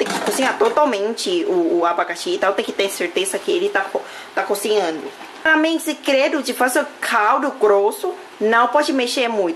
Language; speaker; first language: Portuguese; non-native, learner; Thai